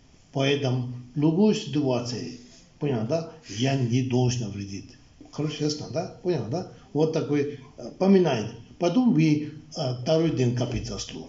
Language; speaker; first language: Russian; non-native, learner; Tibetan